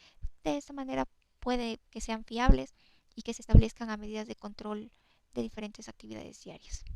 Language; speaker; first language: Spanish; native; Spanish